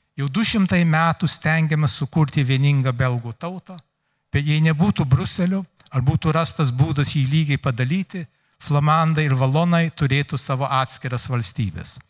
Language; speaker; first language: Lithuanian; early bilingual, heritage; Lithuanian